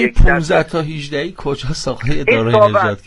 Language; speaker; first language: Persian; native; Persian